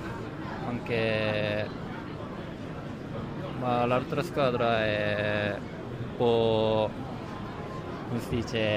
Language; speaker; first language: Italian; non-native, learner; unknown